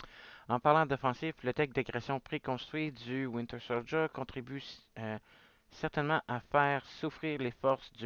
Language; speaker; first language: French; native; French